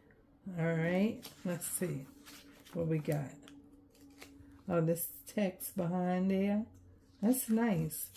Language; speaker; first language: English; native; English